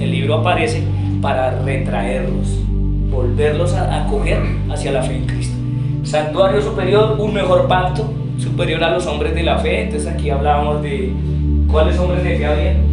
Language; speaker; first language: Spanish; native; Spanish